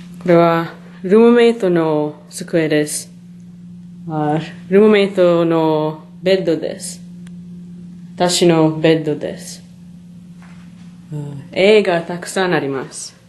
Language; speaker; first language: Japanese; non-native, learner; English